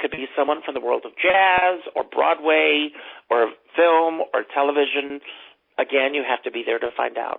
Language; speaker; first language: English; native; English